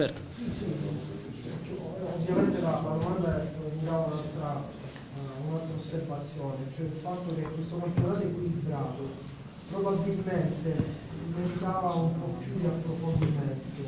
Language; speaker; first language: Italian; native; Italian